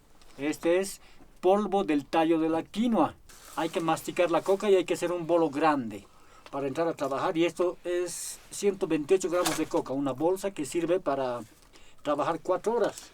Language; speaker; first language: Spanish; native; Spanish